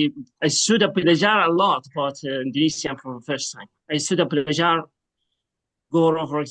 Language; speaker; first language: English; non-native, fluent; Arabic